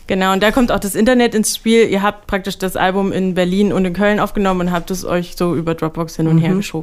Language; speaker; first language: German; native; German